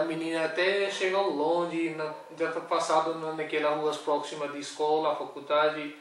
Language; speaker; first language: Portuguese; non-native, learner; Urdu